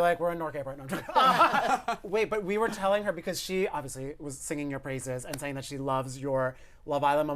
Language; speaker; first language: English; native; English